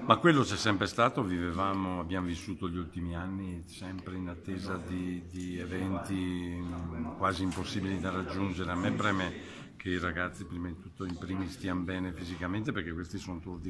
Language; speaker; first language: Italian; native; Italian